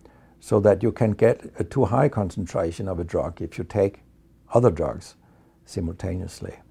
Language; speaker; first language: English; non-native, fluent; Danish